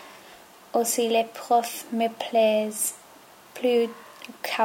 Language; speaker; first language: French; non-native, learner; English